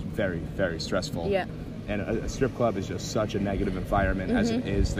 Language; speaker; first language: English; native; English